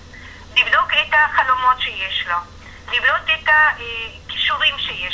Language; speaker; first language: Hebrew; non-native, fluent; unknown